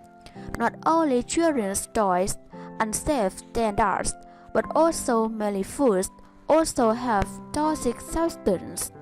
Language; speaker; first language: English; non-native, learner; Vietnamese